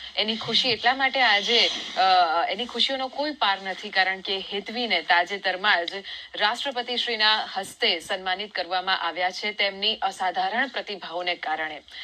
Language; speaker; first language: Gujarati; native; Gujarati